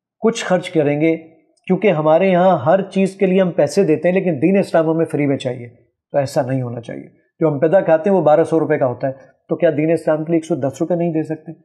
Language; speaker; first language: Urdu; native; Urdu